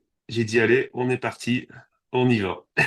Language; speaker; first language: French; native; French